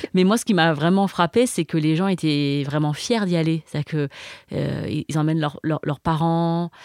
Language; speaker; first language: French; native; French